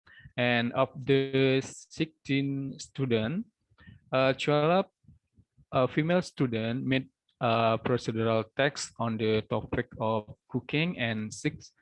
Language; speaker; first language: English; non-native, local second language; Indonesian